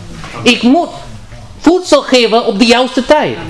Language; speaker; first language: Dutch; non-native, learner; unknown